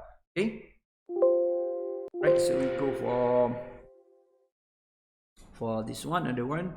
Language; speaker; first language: English; non-native, local second language; Malay